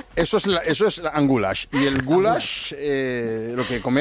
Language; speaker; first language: Spanish; native; Spanish